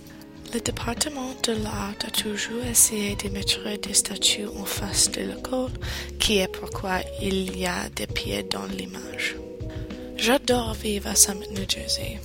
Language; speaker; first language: French; non-native, learner; English